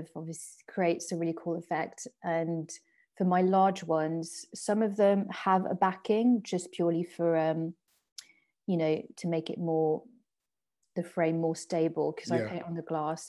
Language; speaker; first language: English; non-native, fluent; French